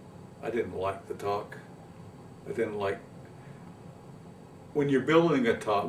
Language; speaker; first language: English; native; English